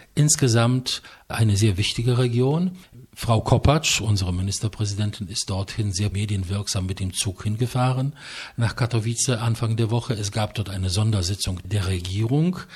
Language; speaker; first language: German; non-native, fluent; Polish